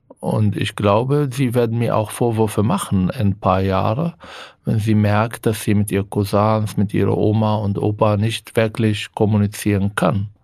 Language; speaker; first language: German; non-native, fluent; Arabic